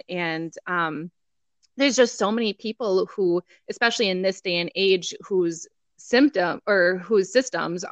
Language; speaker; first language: English; native; English